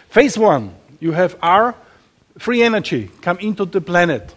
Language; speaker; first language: English; non-native, learner; German